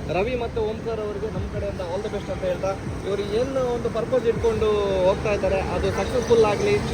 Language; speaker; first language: Kannada; non-native, local second language; Tulu